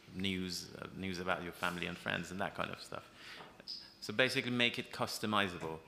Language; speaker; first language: English; non-native, fluent; Persian